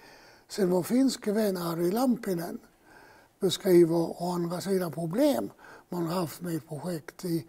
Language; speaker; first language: Swedish; native; Swedish